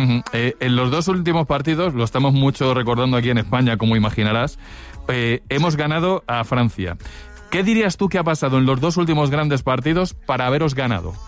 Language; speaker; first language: Spanish; native; Spanish